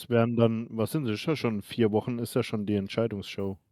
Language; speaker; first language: German; native; German